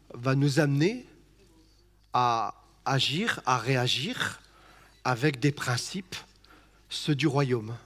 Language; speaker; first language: French; native; French